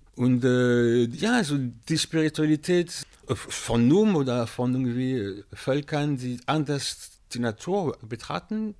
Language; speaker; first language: German; non-native, fluent; French